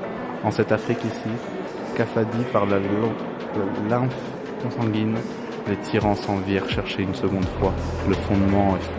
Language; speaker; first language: French; native; French